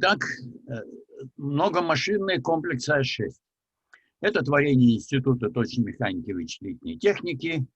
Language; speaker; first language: Russian; native; Russian